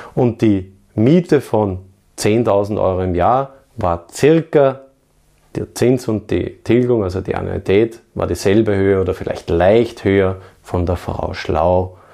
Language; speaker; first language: German; native; German